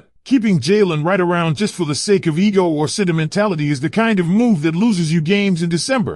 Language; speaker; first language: English; native; English